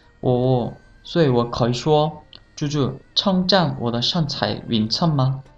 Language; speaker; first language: Chinese; non-native, learner; Korean